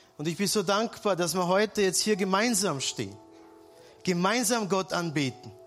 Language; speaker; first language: German; early bilingual, other home language; Serbian